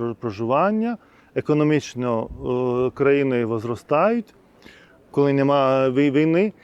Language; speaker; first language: Ukrainian; non-native, fluent; Lithuanian